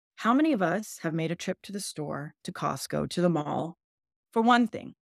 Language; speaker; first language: English; early bilingual, other home language; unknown